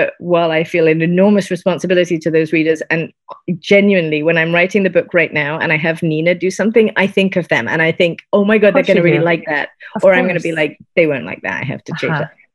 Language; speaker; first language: English; native; English